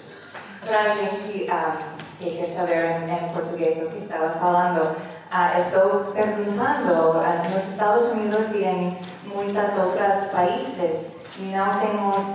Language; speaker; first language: Portuguese; non-native, learner; English